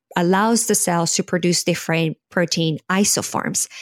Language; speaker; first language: English; non-native, fluent; Spanish